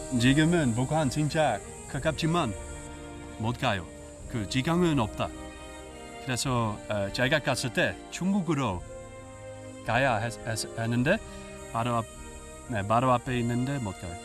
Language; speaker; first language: Korean; non-native, learner; Dutch